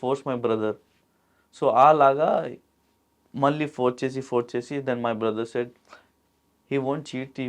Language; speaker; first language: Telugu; non-native, local second language; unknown